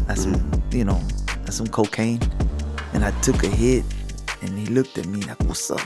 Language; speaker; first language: English; early bilingual, other home language; Spanish